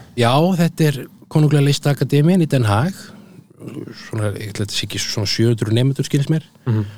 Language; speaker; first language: Icelandic; native; Icelandic